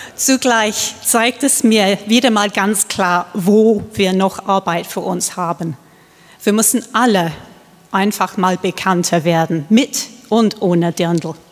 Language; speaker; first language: German; non-native, fluent; English